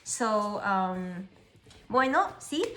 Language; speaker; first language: Spanish; non-native, learner; Cantonese